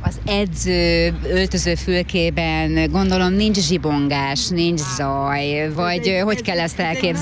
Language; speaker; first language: Hungarian; native; Hungarian